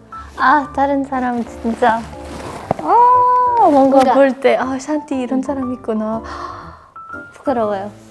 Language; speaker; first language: Korean; non-native, learner; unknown